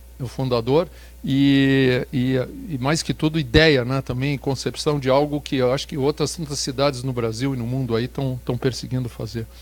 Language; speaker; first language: Portuguese; native; Portuguese